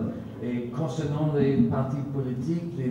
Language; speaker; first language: French; non-native, fluent; Swedish